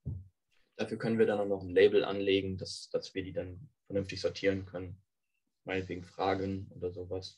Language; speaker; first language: German; native; German